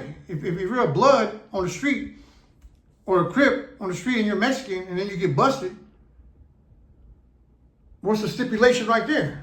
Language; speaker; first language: English; native; English